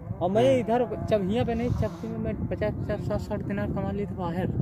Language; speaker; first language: Hindi; native; Hindi